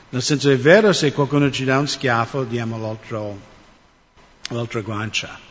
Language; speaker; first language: Italian; non-native, fluent; English